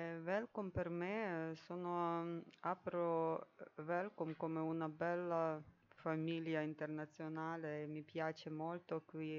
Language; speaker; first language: Italian; non-native, learner; Ukrainian